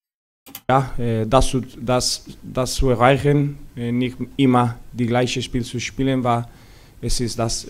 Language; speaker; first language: German; non-native, learner; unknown